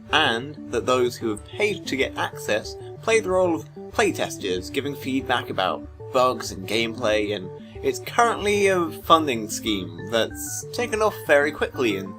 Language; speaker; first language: English; native; English